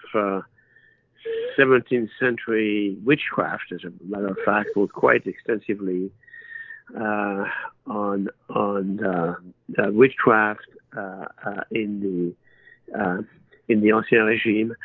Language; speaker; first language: English; non-native, fluent; French